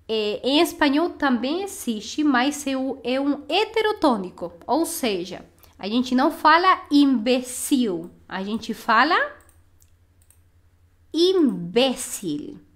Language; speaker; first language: Portuguese; non-native, fluent; Spanish